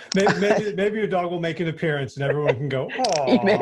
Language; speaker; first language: English; native; English